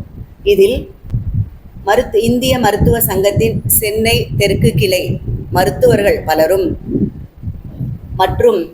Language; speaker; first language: Tamil; native; Tamil